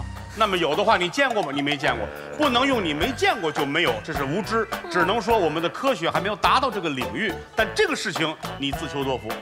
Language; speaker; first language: Chinese; native; Chinese